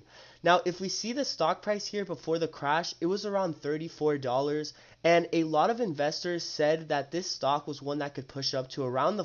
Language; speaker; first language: English; native; English